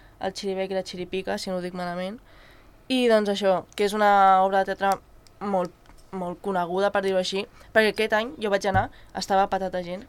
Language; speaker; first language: Catalan; non-native, local second language; Spanish